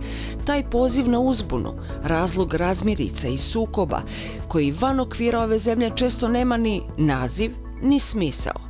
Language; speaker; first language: Bosnian; native; Bosnian